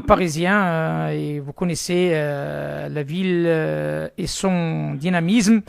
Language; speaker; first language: French; non-native, local second language; Arabic